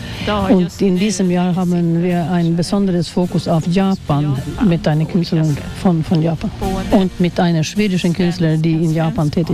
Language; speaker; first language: German; non-native, fluent; Swedish